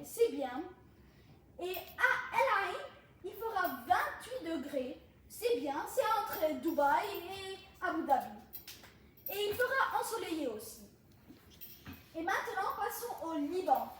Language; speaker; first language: French; non-native, local second language; Arabic